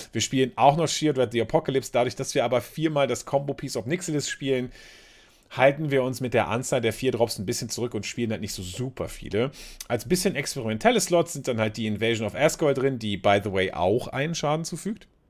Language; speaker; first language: German; native; German